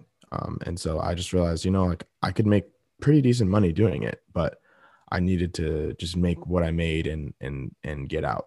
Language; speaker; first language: English; native; English